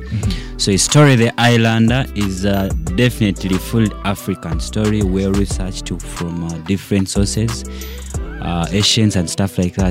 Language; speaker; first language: English; non-native, local second language; Ganda